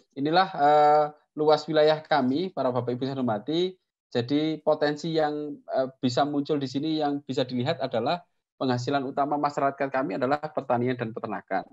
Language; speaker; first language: Indonesian; non-native, local second language; Javanese